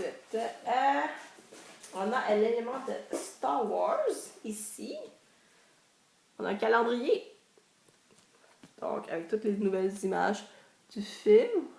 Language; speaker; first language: French; native; French